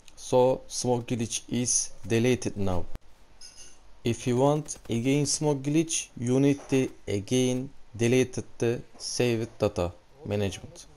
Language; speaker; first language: English; non-native, learner; Turkish